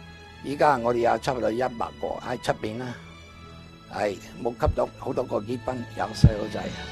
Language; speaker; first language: Chinese; non-native, learner; English